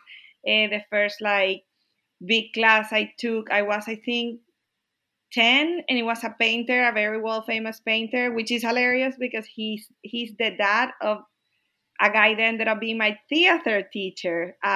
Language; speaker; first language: English; non-native, fluent; Spanish